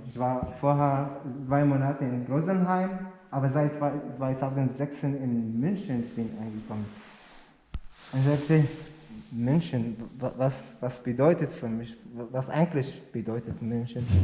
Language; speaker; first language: German; non-native, learner; Arabic